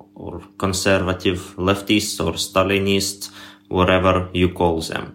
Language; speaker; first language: English; non-native, learner; Ukrainian